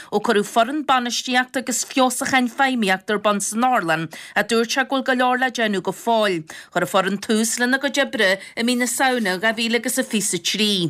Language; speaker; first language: Irish; native; Irish